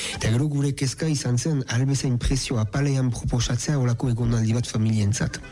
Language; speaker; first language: Basque; native; Basque